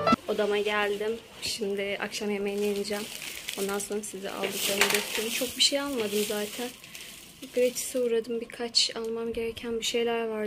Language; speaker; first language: Turkish; native; Turkish